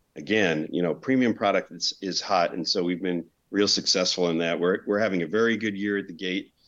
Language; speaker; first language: English; native; English